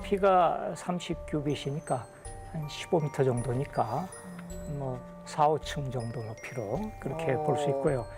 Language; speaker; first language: Korean; native; Korean